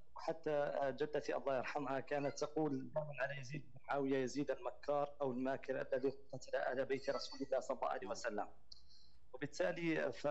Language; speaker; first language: Arabic; native; Arabic